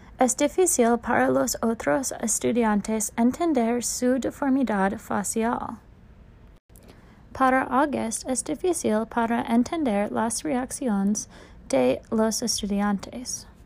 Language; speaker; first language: Spanish; non-native, learner; English